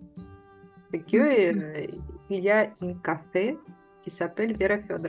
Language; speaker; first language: French; non-native, fluent; Russian